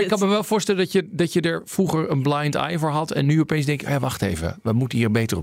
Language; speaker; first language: Dutch; native; Dutch